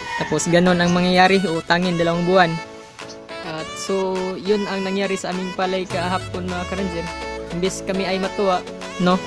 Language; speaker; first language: Filipino; non-native, local second language; Cebuano